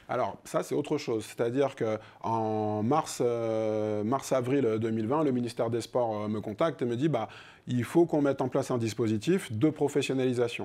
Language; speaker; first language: French; native; French